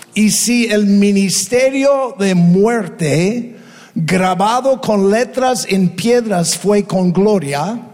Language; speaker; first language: Spanish; non-native, fluent; English